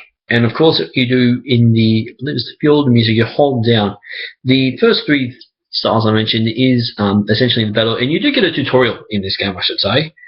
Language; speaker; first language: English; native; English